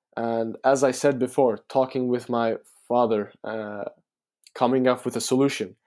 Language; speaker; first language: English; non-native, fluent; Turkish